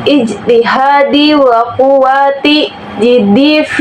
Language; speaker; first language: Arabic; non-native, learner; Indonesian